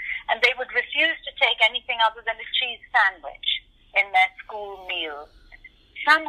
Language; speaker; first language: English; non-native, local second language; Urdu